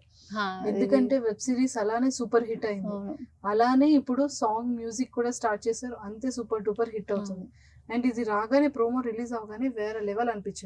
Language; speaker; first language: Telugu; native; Telugu